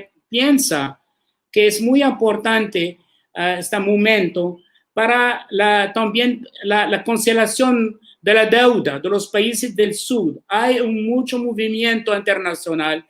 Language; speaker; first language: Spanish; non-native, learner; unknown